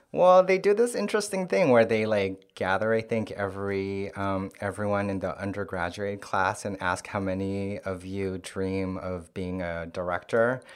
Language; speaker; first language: English; non-native, fluent; Korean